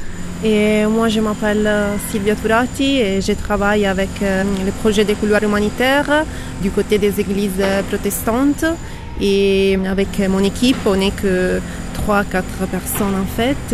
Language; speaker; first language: French; non-native, fluent; Italian